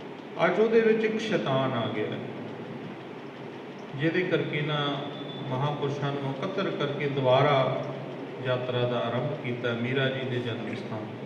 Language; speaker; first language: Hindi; non-native, local second language; Punjabi